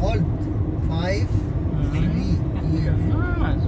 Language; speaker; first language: English; non-native, learner; Arabic